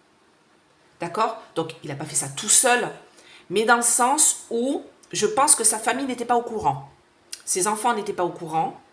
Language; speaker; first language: French; native; French